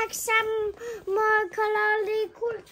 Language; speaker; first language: Polish; early bilingual, heritage; Polish